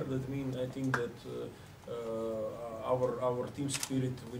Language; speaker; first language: English; non-native, fluent; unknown